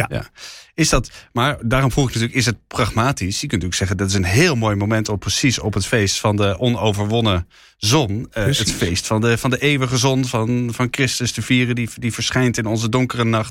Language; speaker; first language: Dutch; native; Dutch